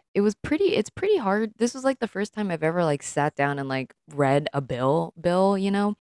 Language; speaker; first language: English; early bilingual, other home language; Filipino